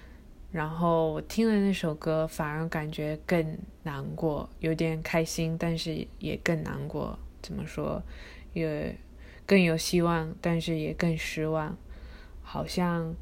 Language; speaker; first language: Chinese; early bilingual, heritage; Chinese